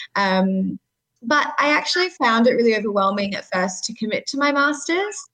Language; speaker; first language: English; native; English